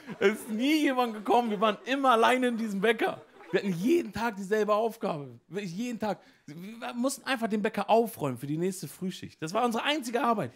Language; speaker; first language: German; native; German